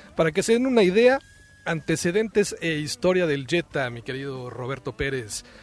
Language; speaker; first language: Spanish; native; Spanish